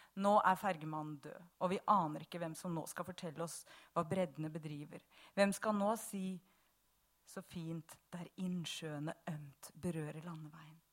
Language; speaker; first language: English; non-native, fluent; Bosnian